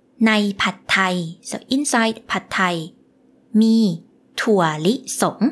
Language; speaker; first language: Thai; native; Thai